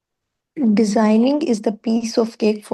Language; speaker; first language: English; non-native, learner; Urdu